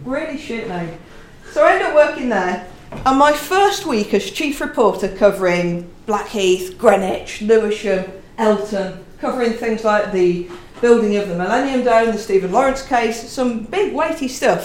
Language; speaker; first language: English; native; English